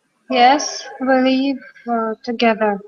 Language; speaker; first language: English; non-native, learner; Russian